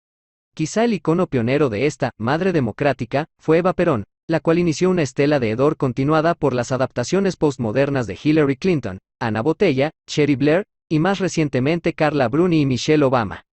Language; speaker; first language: Spanish; native; Spanish